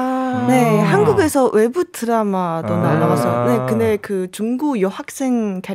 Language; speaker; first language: Korean; non-native, learner; Chinese